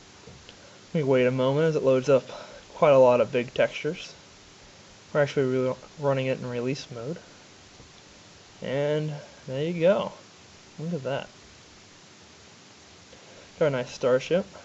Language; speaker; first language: English; native; English